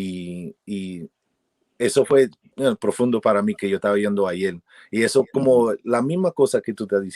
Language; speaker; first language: Spanish; early bilingual, heritage; English